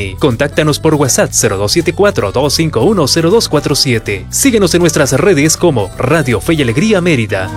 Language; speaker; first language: Spanish; native; Spanish